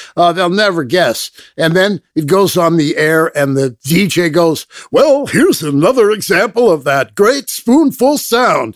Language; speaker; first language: English; native; English